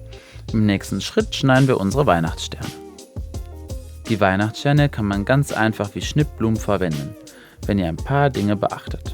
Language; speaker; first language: German; native; German